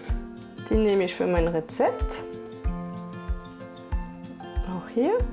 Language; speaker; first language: German; non-native, fluent; French